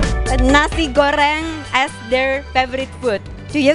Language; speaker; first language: English; non-native, fluent; Indonesian